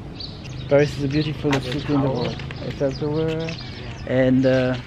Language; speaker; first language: English; non-native, fluent; French